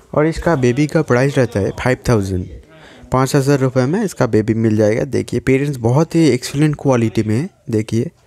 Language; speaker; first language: Hindi; non-native, local second language; Bangla